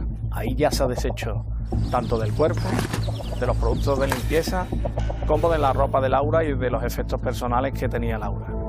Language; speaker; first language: Spanish; native; Spanish